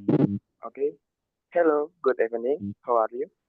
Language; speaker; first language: English; non-native, learner; Indonesian